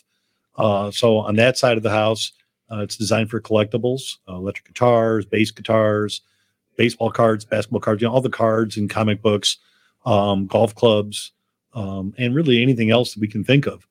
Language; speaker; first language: English; native; English